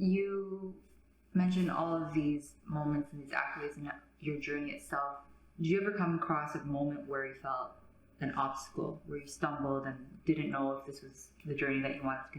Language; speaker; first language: English; native; English